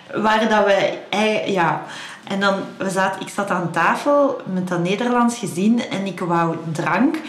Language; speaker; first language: Dutch; native; Dutch